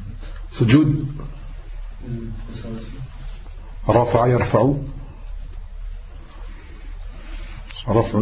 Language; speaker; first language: Arabic; non-native, fluent; French